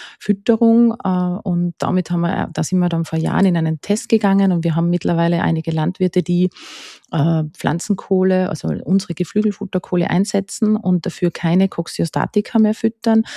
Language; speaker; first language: German; native; German